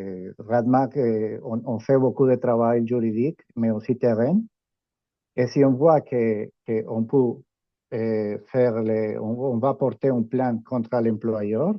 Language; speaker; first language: French; non-native, fluent; Spanish